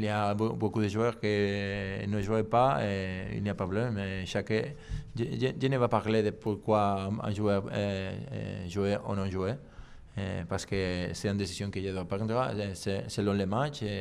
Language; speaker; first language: French; non-native, learner; Spanish